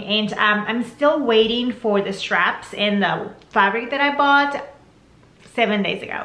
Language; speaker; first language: English; non-native, fluent; Spanish